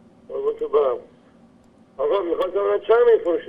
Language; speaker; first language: Persian; native; Persian